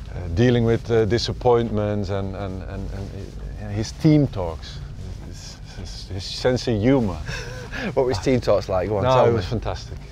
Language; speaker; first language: English; non-native, fluent; Dutch